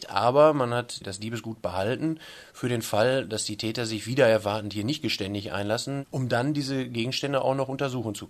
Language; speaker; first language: German; native; German